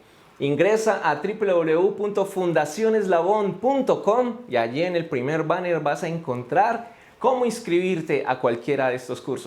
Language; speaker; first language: Spanish; native; Spanish